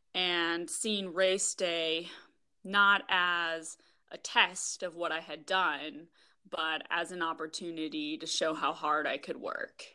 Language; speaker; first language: English; native; English